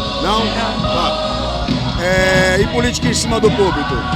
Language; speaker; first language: Portuguese; native; Portuguese